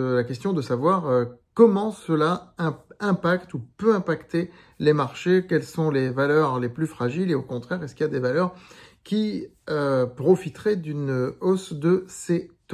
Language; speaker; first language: French; native; French